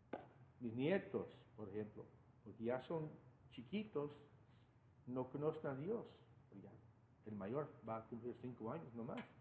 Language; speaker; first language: Spanish; non-native, fluent; English